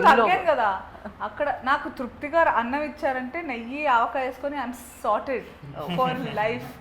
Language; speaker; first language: Telugu; native; Telugu